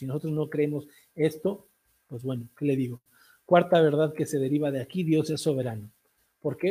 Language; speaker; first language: Spanish; native; Spanish